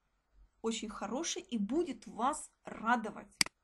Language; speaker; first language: Russian; native; Russian